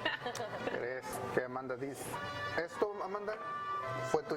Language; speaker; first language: Spanish; native; Spanish